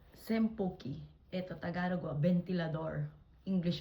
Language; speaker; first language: Japanese; non-native, fluent; Filipino